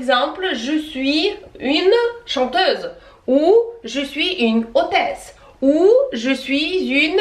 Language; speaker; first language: French; non-native, fluent; Russian